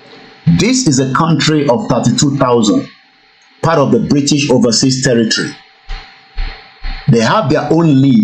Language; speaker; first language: English; non-native, local second language; Yoruba